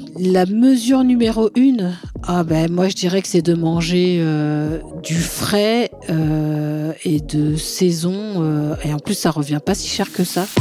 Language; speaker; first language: French; early bilingual, other home language; Bambara